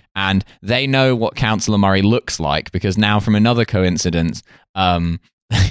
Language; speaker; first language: English; native; English